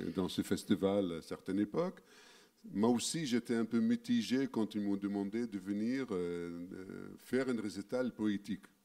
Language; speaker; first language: French; non-native, fluent; Arabic